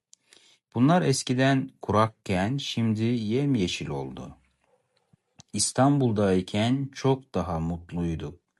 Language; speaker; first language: Turkish; non-native, fluent; Kazakh